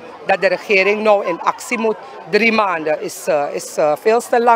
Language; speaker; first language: Dutch; non-native, local second language; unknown